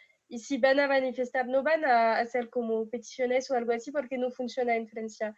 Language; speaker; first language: Spanish; non-native, fluent; French